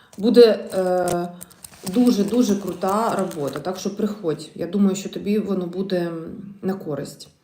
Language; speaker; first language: Ukrainian; non-native, local second language; Russian